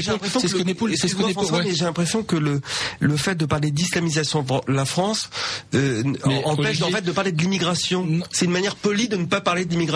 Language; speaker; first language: French; native; French